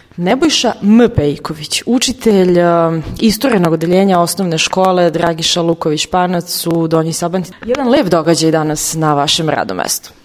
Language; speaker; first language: Serbian; native; Serbian